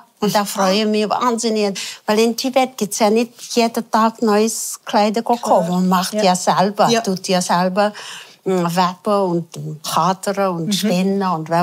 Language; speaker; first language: German; non-native, fluent; Tibetan